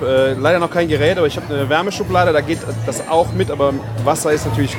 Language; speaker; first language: German; native; German